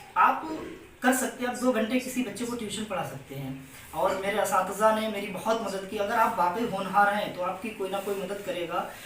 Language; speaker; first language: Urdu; native; Urdu